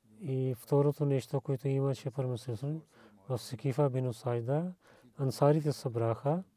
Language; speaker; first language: Bulgarian; non-native, learner; Urdu